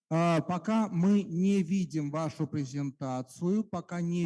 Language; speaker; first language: Russian; native; Russian